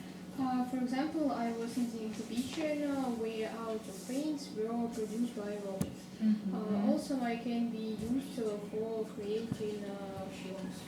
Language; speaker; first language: English; non-native, learner; Russian